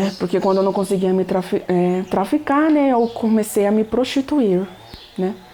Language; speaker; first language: Portuguese; native; Portuguese